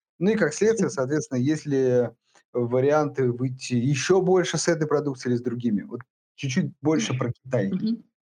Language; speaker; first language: Russian; native; Russian